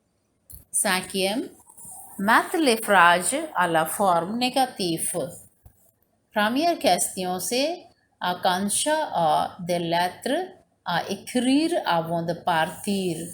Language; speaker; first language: French; non-native, learner; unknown